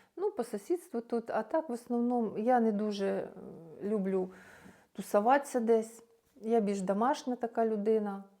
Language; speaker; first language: Ukrainian; native; Ukrainian